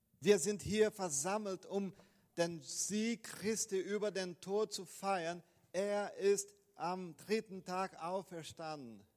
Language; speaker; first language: German; non-native, fluent; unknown